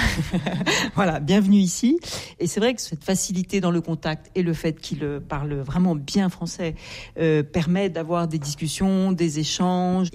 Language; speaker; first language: French; native; French